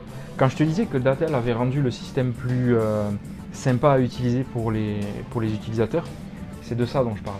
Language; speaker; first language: French; native; French